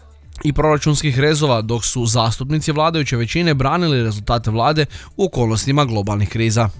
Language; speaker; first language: Croatian; native; Croatian